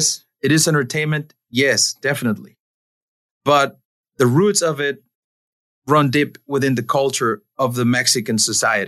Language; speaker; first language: English; non-native, fluent; Spanish